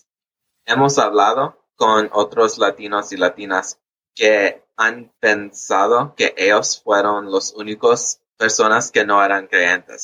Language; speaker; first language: Spanish; early bilingual, heritage; English